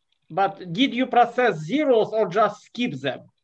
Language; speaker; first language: English; non-native, fluent; Russian